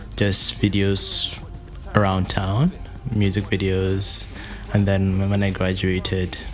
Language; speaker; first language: English; non-native, local second language; Hausa